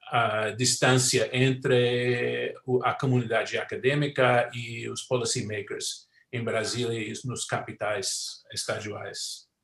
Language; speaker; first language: Portuguese; non-native, fluent; English